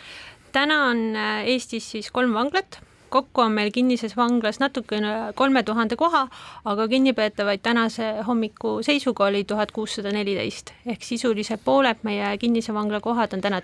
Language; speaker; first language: Estonian; native; Estonian